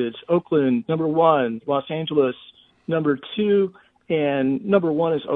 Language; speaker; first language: English; native; English